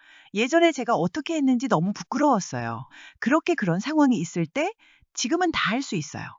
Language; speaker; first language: Korean; non-native, learner; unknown